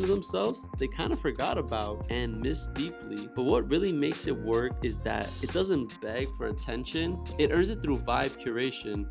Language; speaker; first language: English; native; English